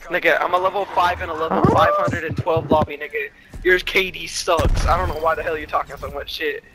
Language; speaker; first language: English; native; English